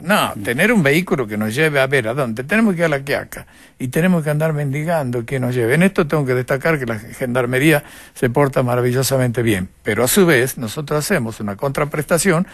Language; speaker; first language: Spanish; native; Spanish